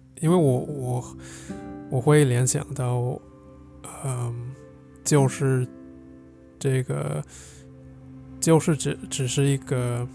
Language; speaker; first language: Chinese; non-native, fluent; English